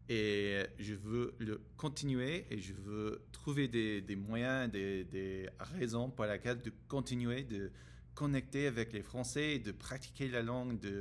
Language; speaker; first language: French; non-native, learner; English